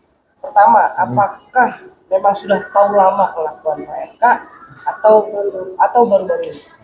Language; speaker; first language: Indonesian; native; Indonesian